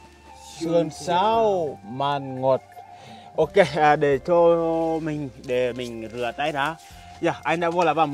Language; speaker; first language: Vietnamese; non-native, fluent; Portuguese